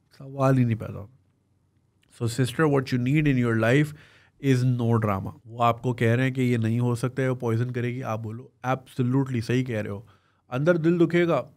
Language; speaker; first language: Urdu; native; Urdu